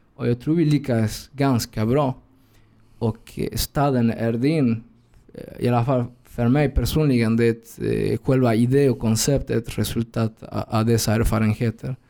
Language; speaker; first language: Swedish; non-native, fluent; Spanish